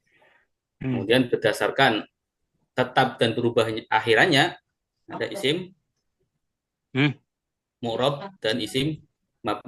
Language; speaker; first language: Indonesian; native; Indonesian